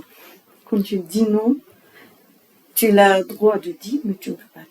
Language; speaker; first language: French; non-native, learner; Arabic